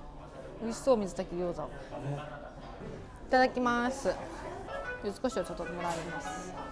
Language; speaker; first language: Japanese; native; Japanese